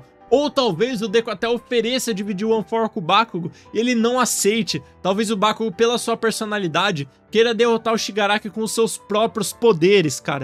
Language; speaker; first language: Portuguese; native; Portuguese